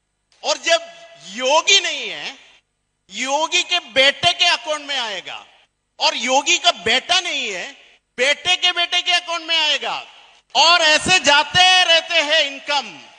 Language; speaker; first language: Hindi; non-native, fluent; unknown